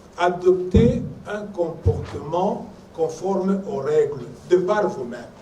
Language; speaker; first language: French; non-native, local second language; Swahili